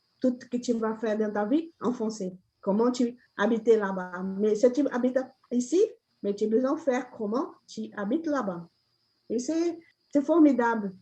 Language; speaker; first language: French; non-native, learner; Portuguese